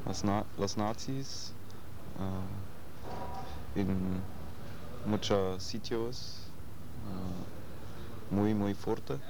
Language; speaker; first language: Spanish; non-native, learner; German